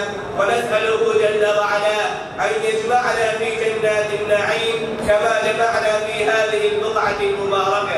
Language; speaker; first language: Arabic; non-native, fluent; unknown